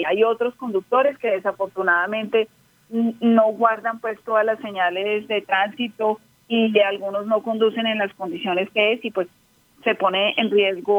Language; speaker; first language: Spanish; native; Spanish